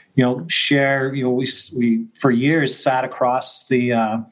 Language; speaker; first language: English; native; English